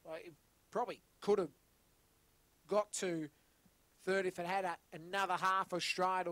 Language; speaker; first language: English; native; English